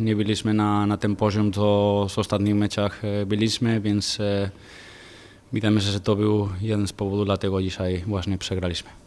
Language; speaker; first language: Polish; non-native, fluent; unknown